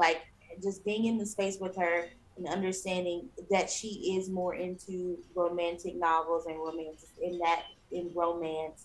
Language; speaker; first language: English; native; English